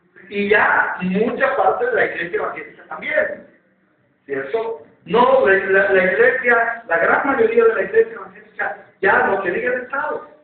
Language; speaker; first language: Spanish; native; Spanish